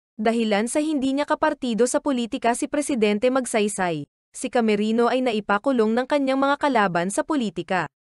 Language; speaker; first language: Filipino; native; Filipino